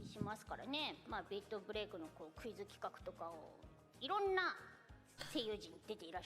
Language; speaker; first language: Japanese; native; Japanese